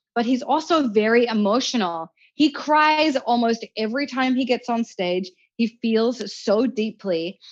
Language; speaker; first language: English; native; English